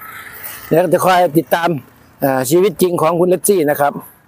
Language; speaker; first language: Thai; native; Thai